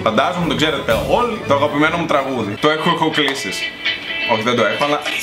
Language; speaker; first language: Greek; native; Greek